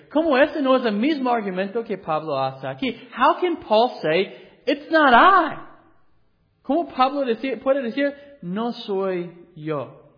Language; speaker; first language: Spanish; non-native, fluent; English